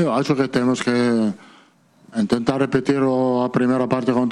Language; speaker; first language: Portuguese; non-native, fluent; Italian